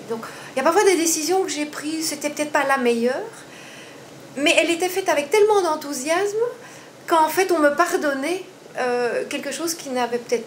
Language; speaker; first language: French; native; French